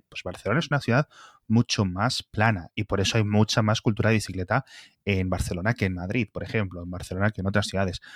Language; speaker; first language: Spanish; native; Spanish